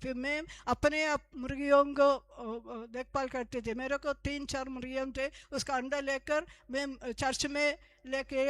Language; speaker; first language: Hindi; non-native, local second language; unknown